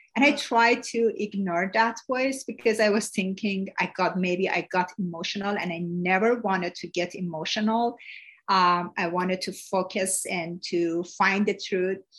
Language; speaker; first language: English; non-native, fluent; Persian